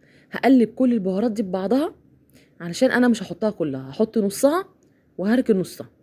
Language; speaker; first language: Arabic; native; Arabic